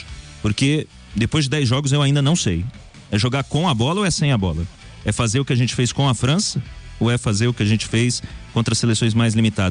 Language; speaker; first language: Portuguese; native; Portuguese